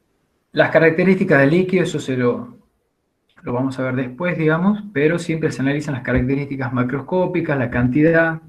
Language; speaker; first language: Spanish; native; Spanish